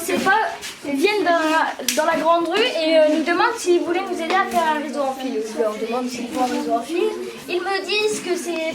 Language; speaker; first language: French; native; French